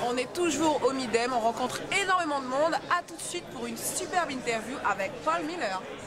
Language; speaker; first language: French; native; French